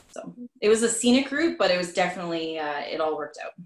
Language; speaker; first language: English; native; English